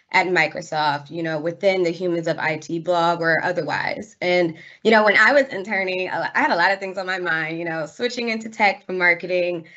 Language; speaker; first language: English; native; English